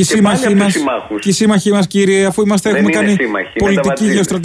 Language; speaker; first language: Greek; native; Greek